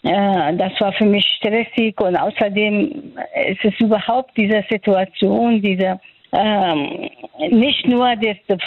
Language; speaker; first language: German; non-native, local second language; Persian